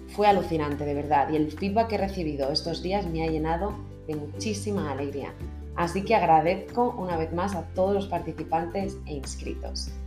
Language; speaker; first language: Spanish; native; Spanish